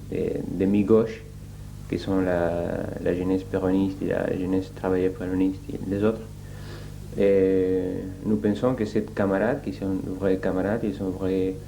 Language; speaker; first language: French; non-native, learner; Spanish